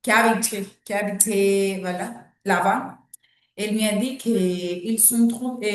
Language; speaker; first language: French; non-native, learner; Spanish